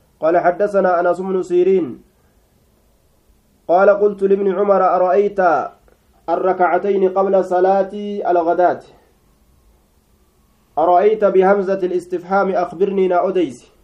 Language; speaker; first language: Arabic; non-native, fluent; Oromo